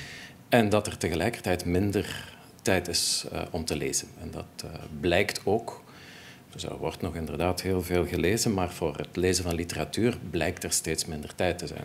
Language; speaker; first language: Dutch; native; Dutch